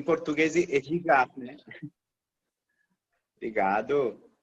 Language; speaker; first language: Portuguese; non-native, fluent; Spanish